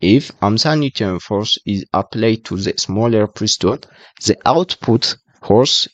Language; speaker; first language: English; non-native, local second language; Amharic